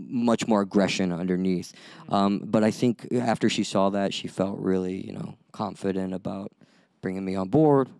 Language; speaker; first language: English; native; English